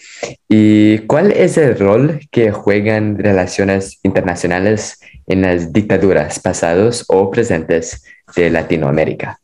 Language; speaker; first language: Spanish; non-native, fluent; English